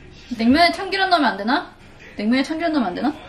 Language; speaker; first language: Korean; native; Korean